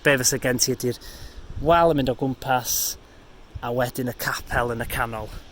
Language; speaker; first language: Welsh; native; Welsh